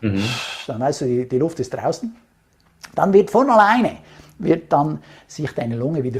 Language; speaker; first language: German; native; German